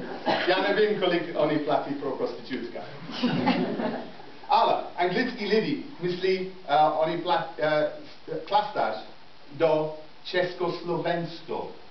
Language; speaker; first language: Czech; non-native, learner; English